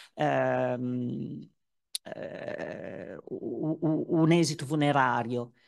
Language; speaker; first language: Italian; native; Italian